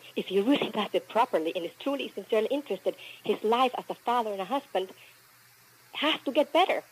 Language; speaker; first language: English; early bilingual, other home language; Spanish